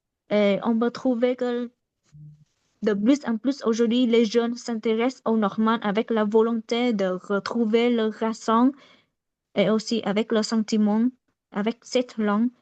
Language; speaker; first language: French; non-native, learner; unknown